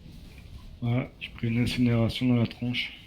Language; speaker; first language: French; native; French